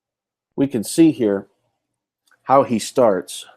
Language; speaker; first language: English; native; English